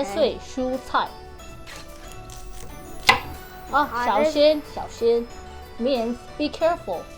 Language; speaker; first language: Chinese; non-native, learner; Korean